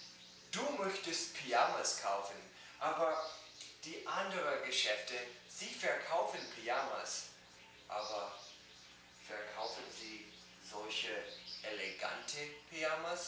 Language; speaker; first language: German; non-native, learner; English